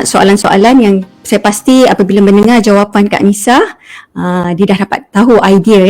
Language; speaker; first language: Malay; native; Malay